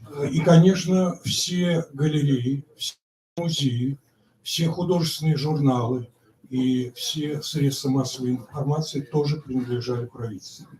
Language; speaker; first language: Russian; native; Russian